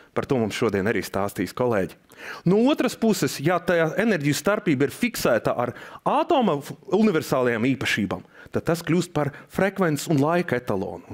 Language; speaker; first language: Latvian; non-native, local second language; Russian